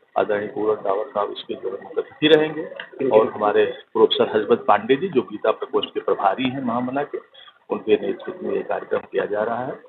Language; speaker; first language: Hindi; native; Hindi